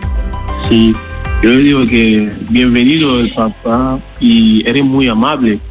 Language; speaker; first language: Spanish; non-native, learner; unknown